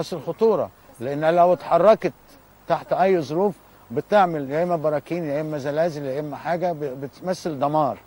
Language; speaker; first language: Arabic; native; Arabic